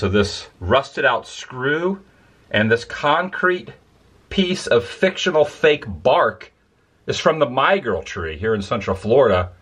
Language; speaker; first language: English; native; English